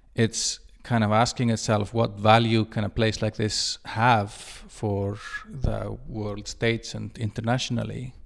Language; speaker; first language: English; non-native, fluent; Icelandic